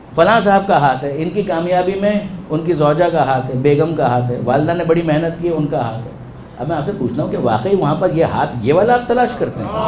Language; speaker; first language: Urdu; non-native, local second language; Gujarati